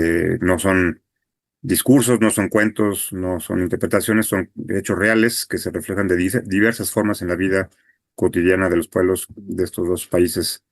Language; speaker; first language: Spanish; native; Spanish